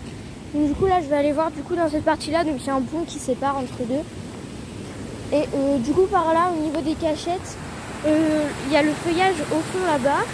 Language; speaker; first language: French; native; French